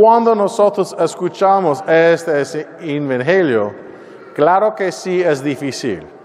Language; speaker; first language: Spanish; non-native, learner; English